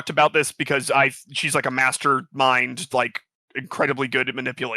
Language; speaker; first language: English; native; English